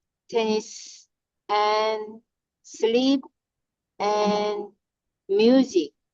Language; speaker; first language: English; non-native, learner; Korean